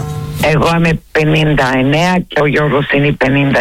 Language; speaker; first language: Greek; early bilingual, heritage; Greek